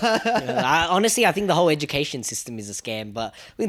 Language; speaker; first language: English; non-native, local second language; Vietnamese